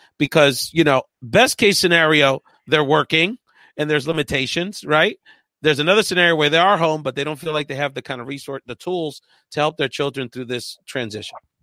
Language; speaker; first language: English; early bilingual, other home language; Spanish